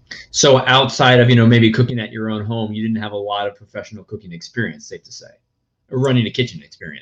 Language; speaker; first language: English; native; English